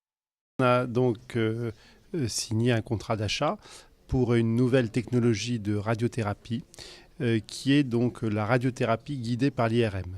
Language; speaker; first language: French; native; French